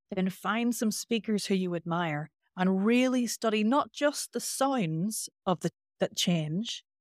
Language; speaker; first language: English; native; English